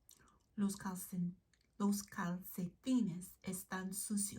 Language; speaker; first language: Spanish; non-native, learner; English